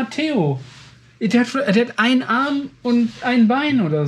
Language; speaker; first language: German; native; German